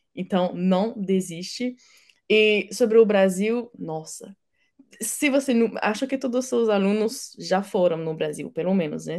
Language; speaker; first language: Portuguese; non-native, fluent; French